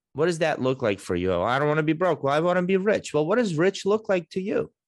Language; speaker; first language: English; early bilingual, other home language; Russian